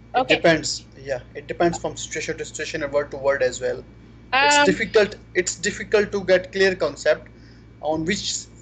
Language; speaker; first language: English; non-native, fluent; Arabic